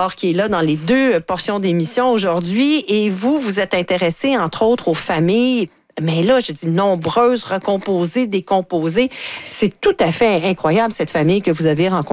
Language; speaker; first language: French; native; French